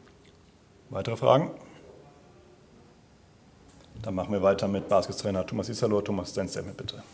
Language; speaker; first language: German; native; German